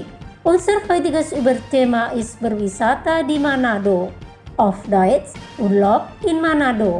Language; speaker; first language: German; non-native, fluent; Indonesian